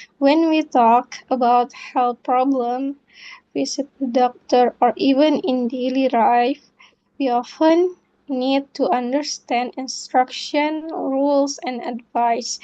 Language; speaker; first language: English; non-native, fluent; Indonesian